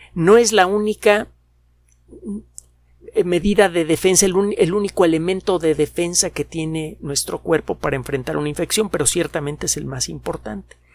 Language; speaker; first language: Spanish; native; Spanish